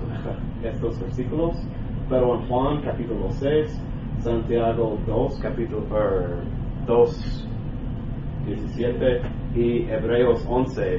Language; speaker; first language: Spanish; non-native, learner; English